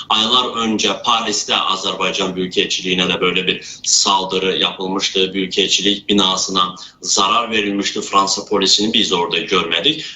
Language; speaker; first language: Turkish; non-native, local second language; Azerbaijani